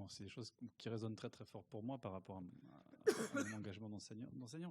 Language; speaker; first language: French; native; French